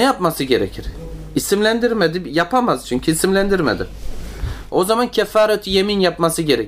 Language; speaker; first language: Turkish; native; Turkish